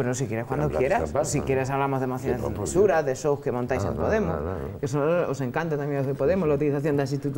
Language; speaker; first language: Spanish; native; Spanish